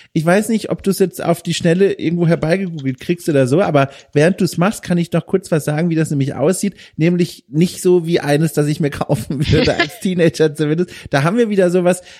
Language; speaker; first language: German; native; German